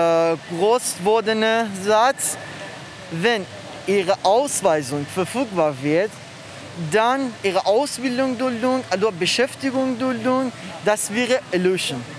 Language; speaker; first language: German; non-native, learner; Persian